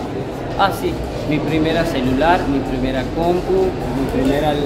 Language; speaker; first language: Spanish; non-native, learner; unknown